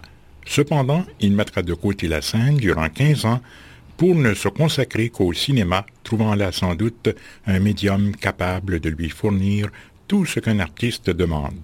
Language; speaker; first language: French; native; French